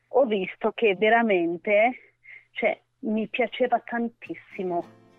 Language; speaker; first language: Italian; non-native, fluent; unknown